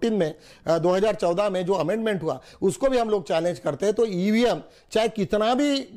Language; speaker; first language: Hindi; non-native, local second language; Marathi